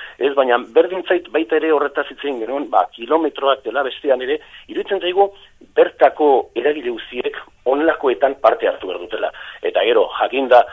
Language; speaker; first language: Basque; native; Basque